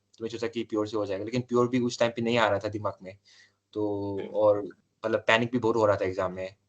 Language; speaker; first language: Hindi; non-native, local second language; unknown